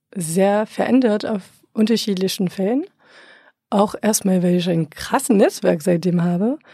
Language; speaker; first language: German; non-native, fluent; French